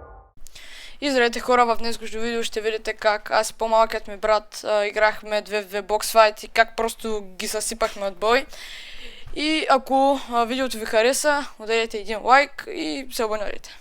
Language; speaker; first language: Bulgarian; native; Bulgarian